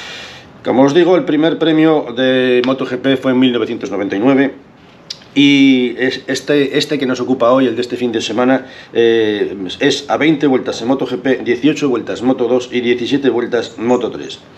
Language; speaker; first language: Spanish; native; Spanish